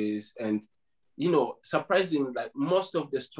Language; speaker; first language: English; non-native, local second language; Ganda